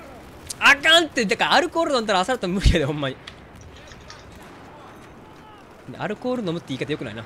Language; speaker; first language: Japanese; native; Japanese